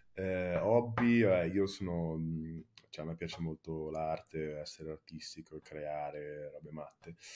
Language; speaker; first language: Italian; early bilingual, heritage; Italian